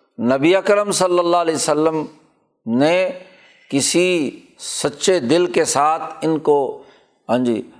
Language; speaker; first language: Urdu; non-native, local second language; Punjabi